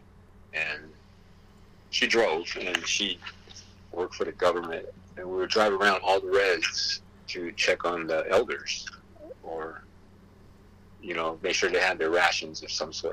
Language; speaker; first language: English; early bilingual, other home language; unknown